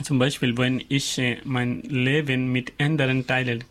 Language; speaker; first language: German; non-native, learner; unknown